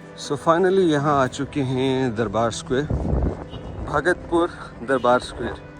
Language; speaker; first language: Urdu; native; Urdu